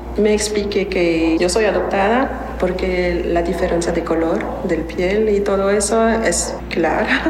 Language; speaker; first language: Spanish; non-native, learner; French